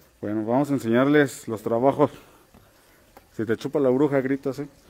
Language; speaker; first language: Spanish; native; Spanish